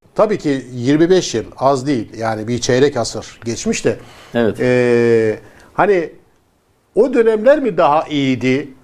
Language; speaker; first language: Turkish; native; Turkish